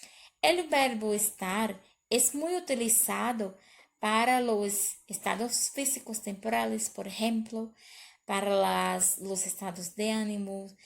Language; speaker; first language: Spanish; non-native, learner; Portuguese